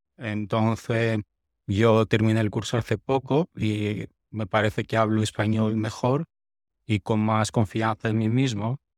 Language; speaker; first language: Spanish; non-native, fluent; Greek